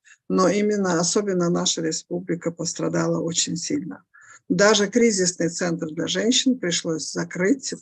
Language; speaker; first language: Russian; native; Russian